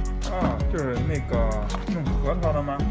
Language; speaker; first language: Chinese; native; Chinese